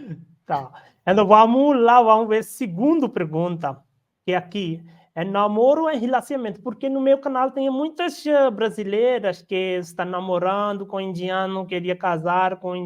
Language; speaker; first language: Portuguese; non-native, learner; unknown